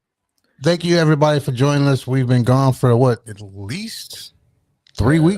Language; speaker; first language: English; native; English